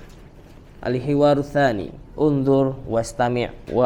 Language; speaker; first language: Arabic; non-native, fluent; Indonesian